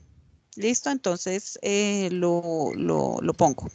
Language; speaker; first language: Spanish; native; Spanish